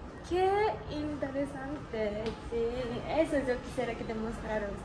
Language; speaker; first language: Spanish; non-native, learner; Japanese